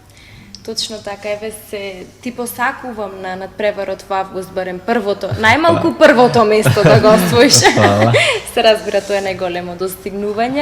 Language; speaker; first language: Macedonian; native; Macedonian